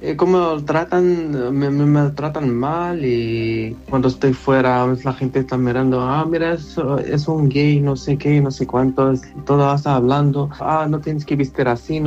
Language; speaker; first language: Spanish; non-native, learner; Arabic